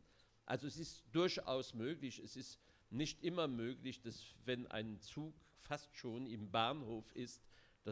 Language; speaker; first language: German; non-native, local second language; Luxembourgish